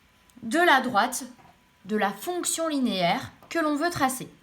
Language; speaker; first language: French; native; French